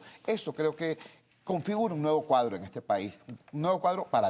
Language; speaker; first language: Spanish; native; Spanish